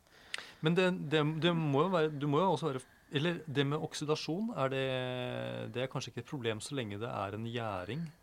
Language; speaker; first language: Norwegian; native; Norwegian